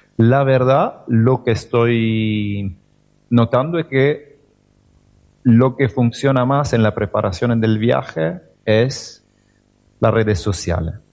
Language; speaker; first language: Spanish; non-native, fluent; Italian